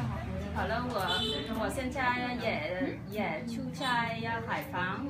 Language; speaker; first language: Chinese; non-native, learner; Vietnamese